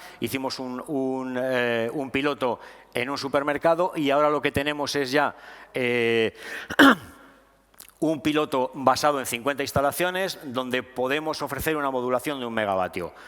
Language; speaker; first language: Spanish; native; Spanish